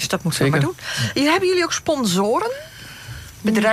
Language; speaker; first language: Dutch; native; Dutch